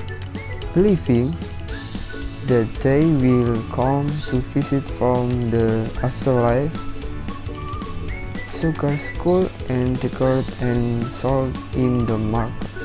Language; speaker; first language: English; non-native, learner; Indonesian